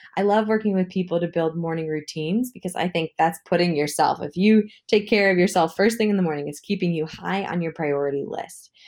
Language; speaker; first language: English; native; English